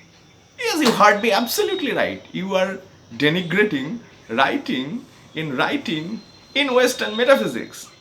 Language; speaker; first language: English; non-native, local second language; Bangla